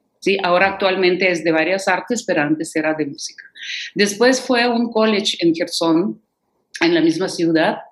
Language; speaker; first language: Spanish; non-native, fluent; Russian